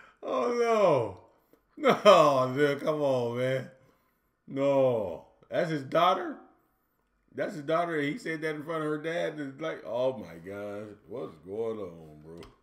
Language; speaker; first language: English; native; English